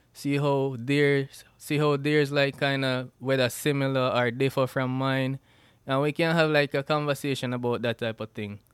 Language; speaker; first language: English; non-native, local second language; Jamaican Creole English